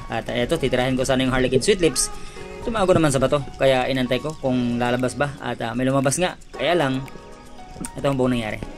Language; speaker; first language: Filipino; non-native, local second language; Cebuano